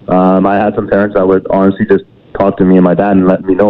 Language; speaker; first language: English; native; English